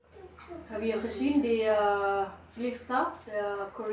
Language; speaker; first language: Dutch; non-native, learner; Waray